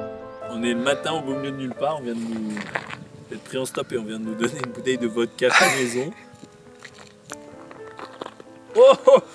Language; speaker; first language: French; native; French